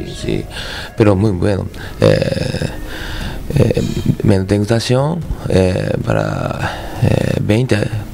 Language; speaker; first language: Spanish; non-native, learner; Japanese